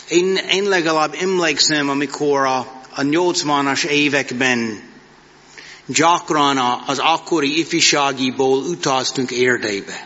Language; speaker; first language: Hungarian; non-native, fluent; English